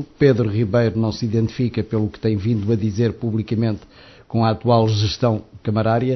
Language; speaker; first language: Portuguese; native; Portuguese